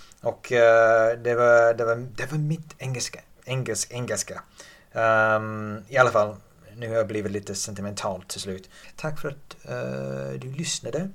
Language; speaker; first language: Swedish; non-native, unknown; English